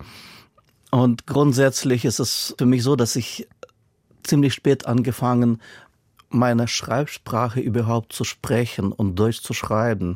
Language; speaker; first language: German; non-native, fluent; Russian